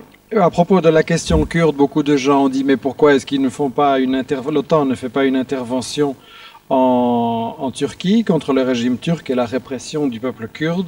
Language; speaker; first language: French; native; French